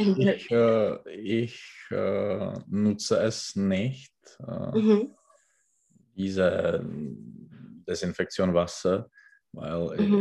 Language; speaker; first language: German; non-native, learner; Czech